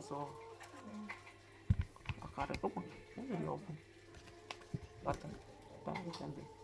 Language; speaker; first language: German; native; German